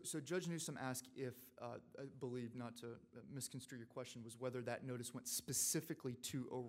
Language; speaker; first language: English; native; English